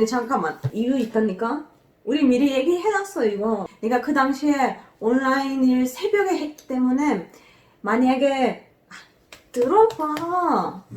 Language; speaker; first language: Korean; non-native, fluent; Macedonian